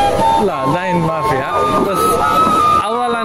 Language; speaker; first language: Arabic; non-native, learner; Bangla